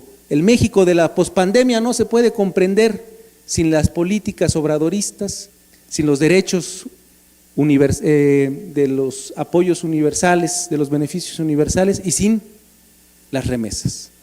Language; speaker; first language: Spanish; native; Spanish